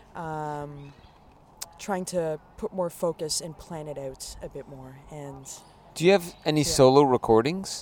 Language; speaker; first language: English; native; English